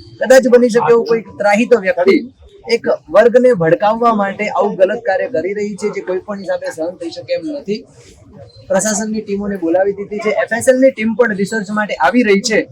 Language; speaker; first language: Gujarati; native; Gujarati